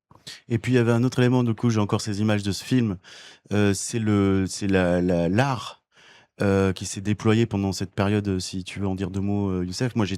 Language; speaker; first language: French; native; French